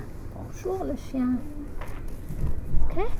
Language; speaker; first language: French; non-native, fluent; English